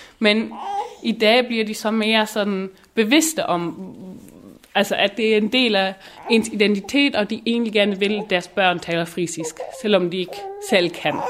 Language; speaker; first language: Danish; non-native, local second language; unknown